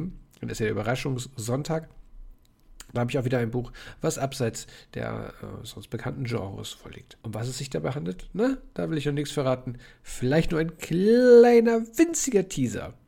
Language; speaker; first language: German; native; German